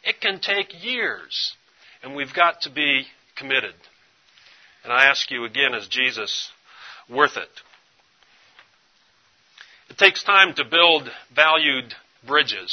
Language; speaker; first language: English; native; English